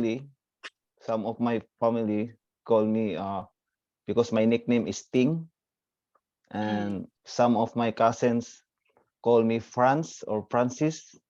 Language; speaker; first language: English; non-native, learner; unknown